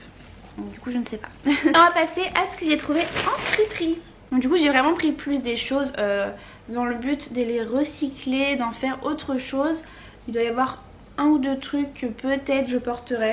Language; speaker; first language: French; native; French